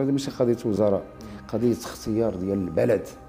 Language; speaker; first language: Arabic; native; Arabic